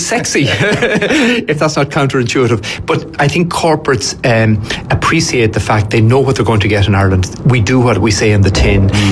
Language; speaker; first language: English; native; English